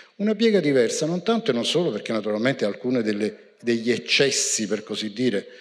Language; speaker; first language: Italian; native; Italian